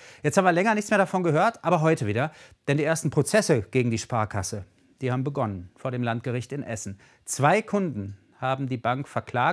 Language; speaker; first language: German; native; German